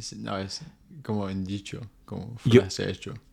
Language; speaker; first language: Spanish; non-native, fluent; English